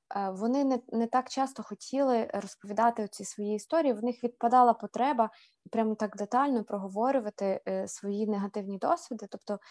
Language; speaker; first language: Ukrainian; native; Ukrainian